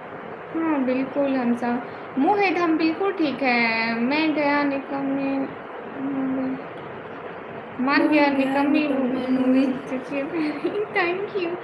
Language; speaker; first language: Hindi; non-native, local second language; Punjabi